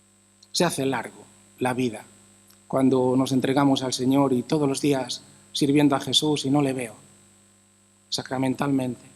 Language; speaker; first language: Spanish; native; Spanish